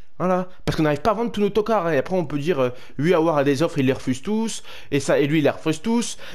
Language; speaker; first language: French; native; French